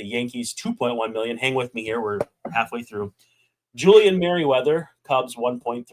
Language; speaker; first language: English; native; English